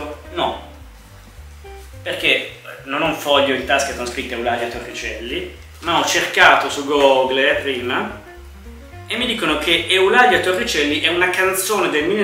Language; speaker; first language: Italian; native; Italian